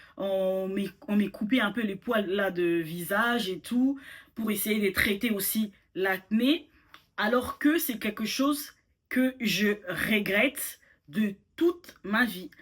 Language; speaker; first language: French; non-native, local second language; Lingala